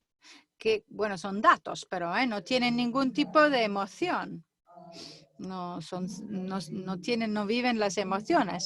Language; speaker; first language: Spanish; non-native, fluent; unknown